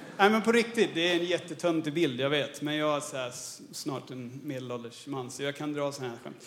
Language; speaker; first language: Swedish; non-native, fluent; English